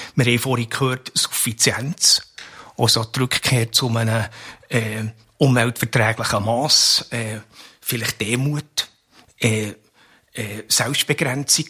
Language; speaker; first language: German; native; German